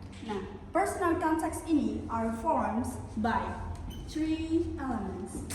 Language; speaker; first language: English; non-native, fluent; Indonesian